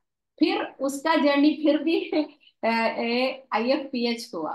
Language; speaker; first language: Hindi; non-native, local second language; Malayalam